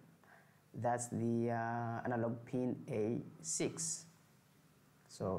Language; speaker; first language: English; non-native, fluent; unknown